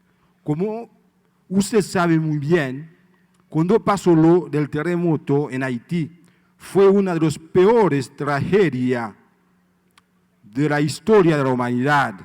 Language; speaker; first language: Spanish; non-native, fluent; Haitian Creole